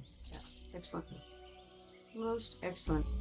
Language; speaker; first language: English; native; English